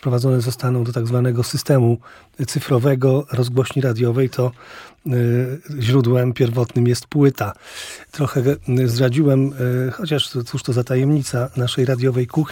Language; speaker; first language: Polish; native; Polish